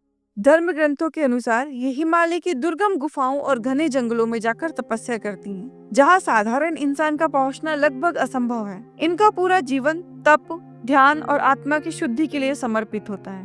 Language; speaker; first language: Hindi; native; Hindi